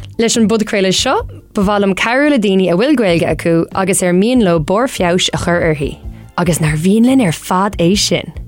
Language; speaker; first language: Irish; non-native, local second language; English